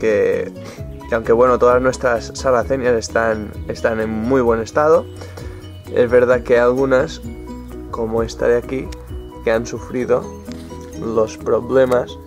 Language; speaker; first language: Spanish; native; Spanish